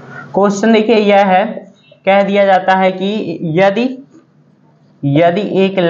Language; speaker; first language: Hindi; native; Hindi